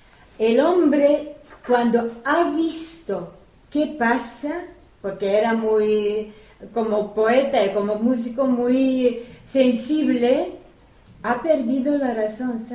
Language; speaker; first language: Spanish; non-native, fluent; Armenian